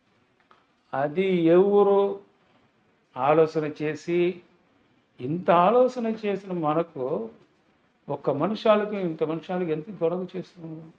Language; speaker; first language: Telugu; non-native, learner; Tamil